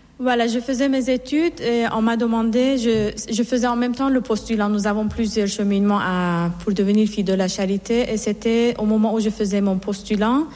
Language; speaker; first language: French; non-native, fluent; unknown